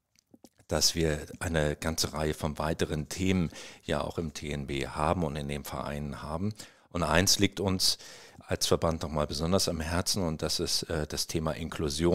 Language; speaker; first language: German; native; German